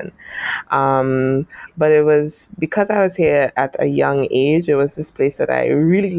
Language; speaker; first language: English; native; English